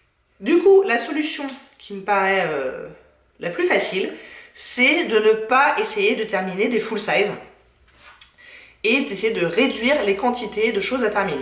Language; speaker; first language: French; native; French